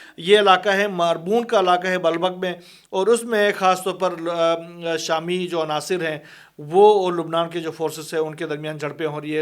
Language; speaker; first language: Urdu; native; Urdu